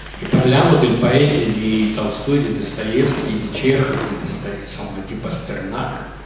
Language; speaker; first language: Italian; non-native, fluent; Russian